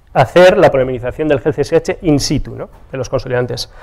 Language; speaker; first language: Spanish; native; Spanish